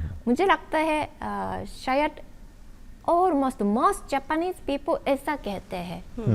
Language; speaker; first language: Hindi; non-native, learner; Japanese